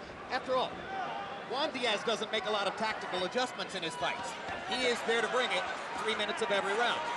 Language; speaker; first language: English; native; English